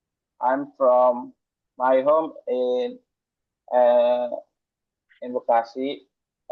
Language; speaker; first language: English; non-native, learner; Indonesian